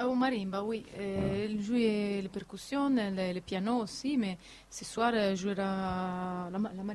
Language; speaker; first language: French; non-native, learner; Italian